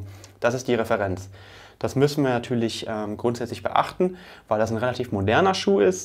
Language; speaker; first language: German; native; German